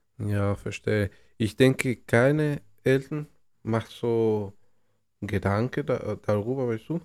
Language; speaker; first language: German; non-native, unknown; Spanish